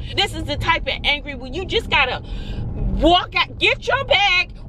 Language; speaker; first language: English; native; English